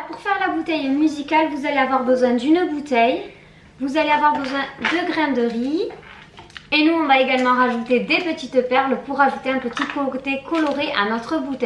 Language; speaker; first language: French; native; French